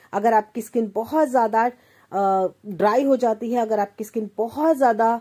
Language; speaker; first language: Hindi; native; Hindi